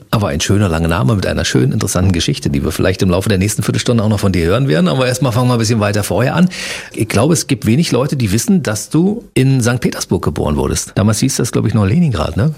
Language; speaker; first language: German; native; German